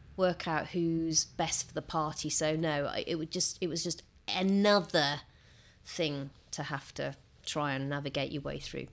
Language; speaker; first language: English; native; English